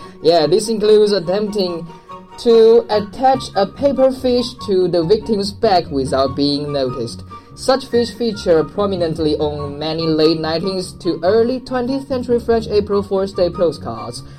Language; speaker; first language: English; non-native, fluent; Chinese